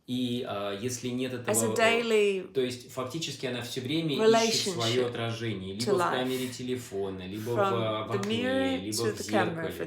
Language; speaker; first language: Russian; native; Russian